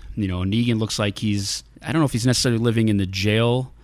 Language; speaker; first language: English; native; English